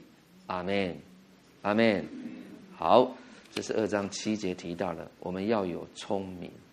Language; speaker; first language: Chinese; native; Chinese